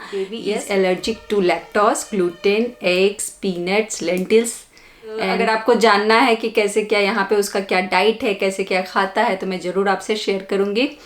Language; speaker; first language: Hindi; native; Hindi